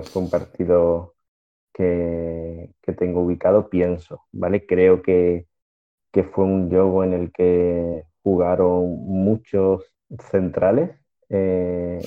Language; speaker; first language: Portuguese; non-native, learner; Spanish